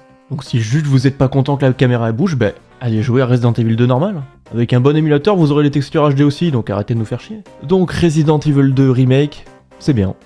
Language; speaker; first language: French; native; French